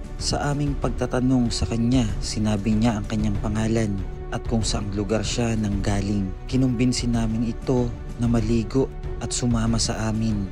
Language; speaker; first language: Filipino; native; Filipino